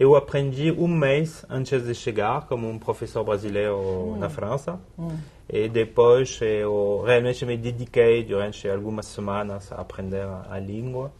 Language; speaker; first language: Portuguese; non-native, fluent; French